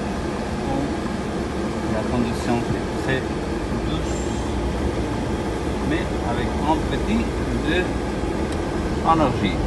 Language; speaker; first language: French; non-native, learner; Spanish